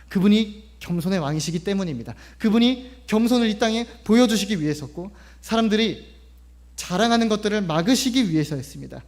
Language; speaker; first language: Korean; native; Korean